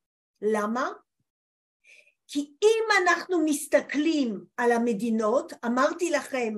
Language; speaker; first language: Hebrew; non-native, fluent; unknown